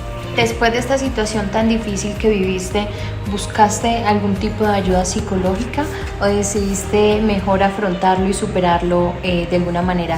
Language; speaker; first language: Spanish; native; Spanish